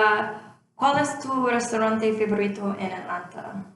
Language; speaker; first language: Spanish; non-native, learner; English